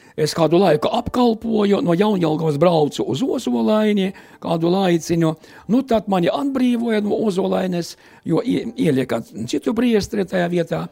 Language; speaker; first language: Latvian; native; Latvian